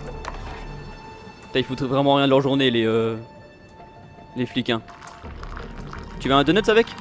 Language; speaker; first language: French; native; French